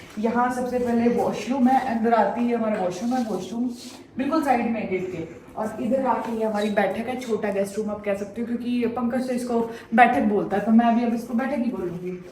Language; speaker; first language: Hindi; native; Hindi